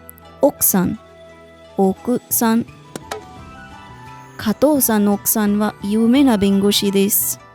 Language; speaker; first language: Japanese; non-native, fluent; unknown